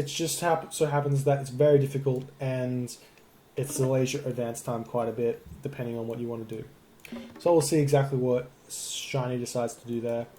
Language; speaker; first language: English; native; English